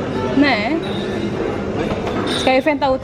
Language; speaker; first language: Swedish; non-native, learner; Indonesian